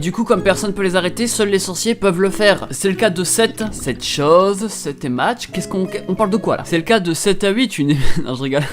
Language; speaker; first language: French; native; French